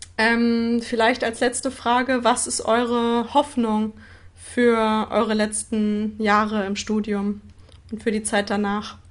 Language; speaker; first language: German; native; German